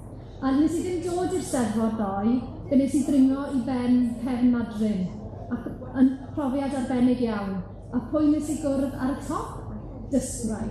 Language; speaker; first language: Welsh; native; Welsh